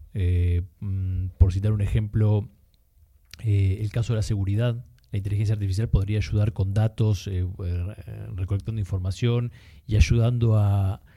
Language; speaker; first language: Spanish; native; Spanish